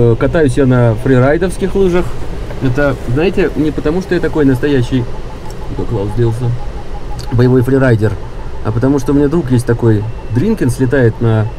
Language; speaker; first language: Russian; native; Russian